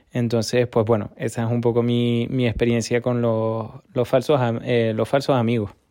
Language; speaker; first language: Spanish; non-native, fluent; French